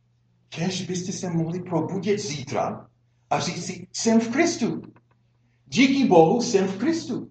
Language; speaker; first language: Czech; non-native, fluent; English